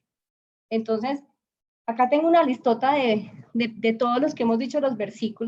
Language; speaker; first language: Spanish; native; Spanish